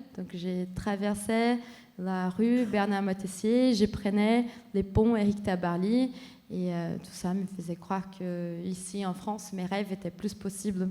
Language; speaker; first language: French; non-native, fluent; Portuguese